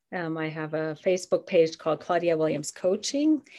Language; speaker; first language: English; non-native, fluent; German